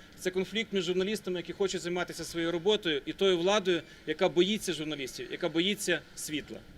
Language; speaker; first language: Ukrainian; native; Ukrainian